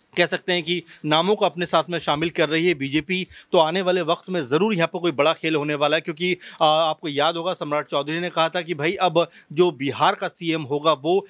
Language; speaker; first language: Hindi; native; Hindi